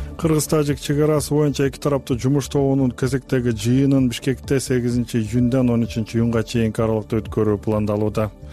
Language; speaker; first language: Kyrgyz; native; Kyrgyz